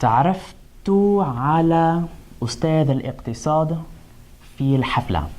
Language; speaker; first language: Arabic; non-native, fluent; English